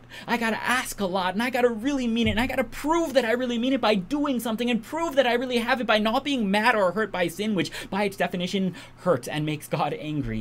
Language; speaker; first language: English; native; English